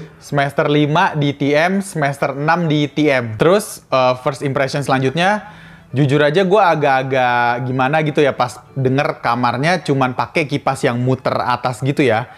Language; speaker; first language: Indonesian; native; Indonesian